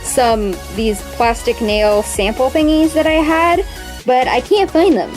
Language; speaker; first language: English; native; English